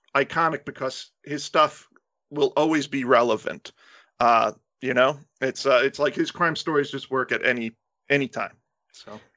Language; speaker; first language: English; early bilingual, other home language; Spanish